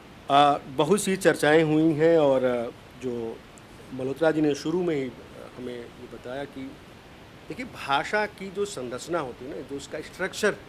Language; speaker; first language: Hindi; native; Hindi